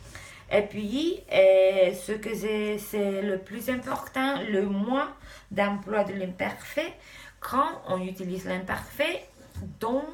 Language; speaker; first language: French; non-native, fluent; Romanian